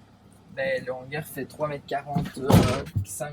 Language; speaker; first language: French; native; French